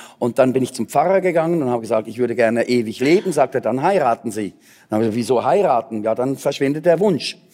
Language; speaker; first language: German; native; German